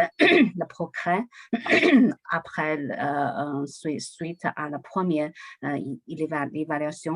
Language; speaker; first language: French; non-native, learner; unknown